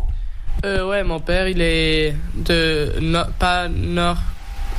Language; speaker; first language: French; early bilingual, heritage; French